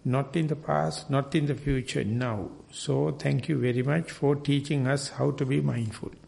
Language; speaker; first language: English; non-native, local second language; Sinhala